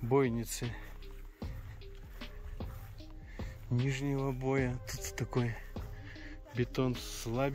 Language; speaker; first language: Russian; native; Russian